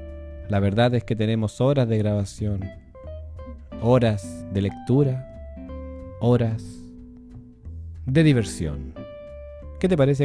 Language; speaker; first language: Spanish; native; Spanish